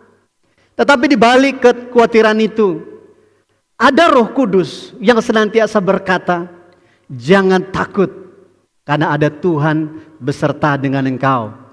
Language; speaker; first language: Indonesian; native; Indonesian